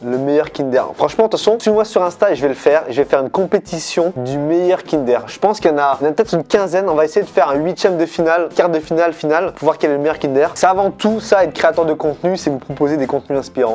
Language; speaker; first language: French; native; French